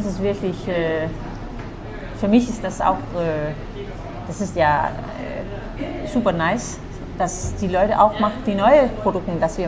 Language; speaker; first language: German; non-native, fluent; Danish